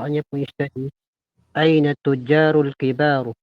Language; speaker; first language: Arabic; non-native, learner; Filipino